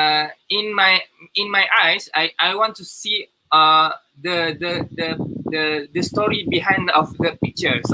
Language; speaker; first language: English; non-native, learner; Malay